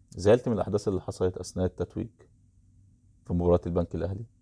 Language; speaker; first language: Arabic; native; Arabic